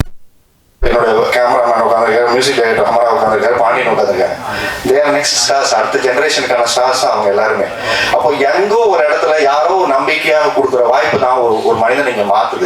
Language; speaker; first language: Tamil; native; Tamil